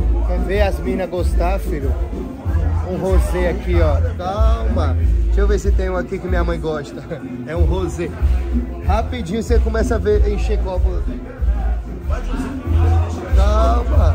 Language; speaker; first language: Portuguese; native; Portuguese